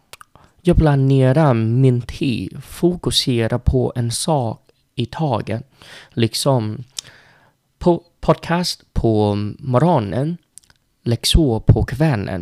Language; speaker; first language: Swedish; non-native, learner; Vietnamese